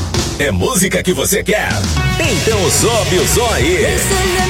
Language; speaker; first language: Portuguese; native; Portuguese